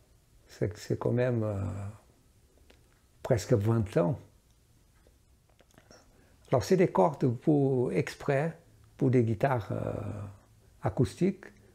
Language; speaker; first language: French; non-native, fluent; Portuguese